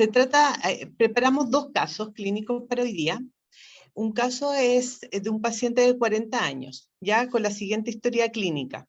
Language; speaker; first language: Spanish; native; Spanish